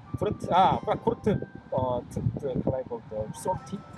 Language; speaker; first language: Kazakh; non-native, learner; Korean